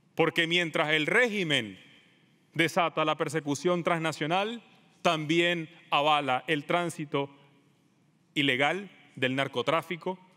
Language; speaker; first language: Spanish; native; Spanish